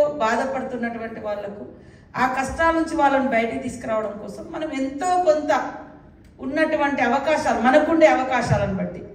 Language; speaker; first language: Telugu; native; Telugu